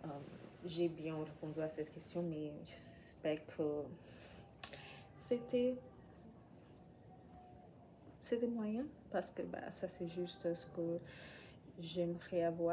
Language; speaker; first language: French; non-native, learner; English